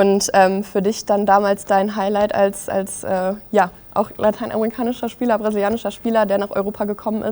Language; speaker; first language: German; native; German